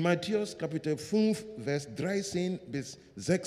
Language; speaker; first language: German; non-native, learner; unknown